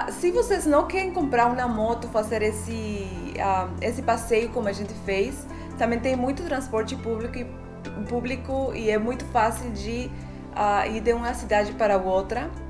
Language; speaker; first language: Portuguese; non-native, fluent; Spanish